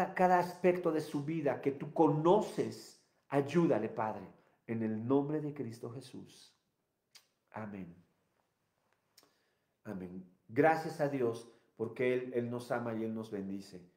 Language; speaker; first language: Spanish; native; Spanish